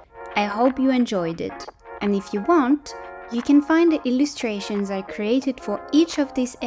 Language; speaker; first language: English; non-native, fluent; French